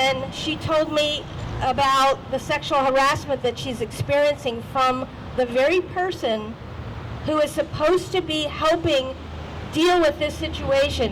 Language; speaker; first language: English; native; English